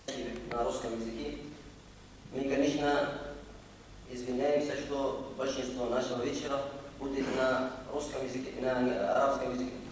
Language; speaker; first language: Russian; non-native, learner; Arabic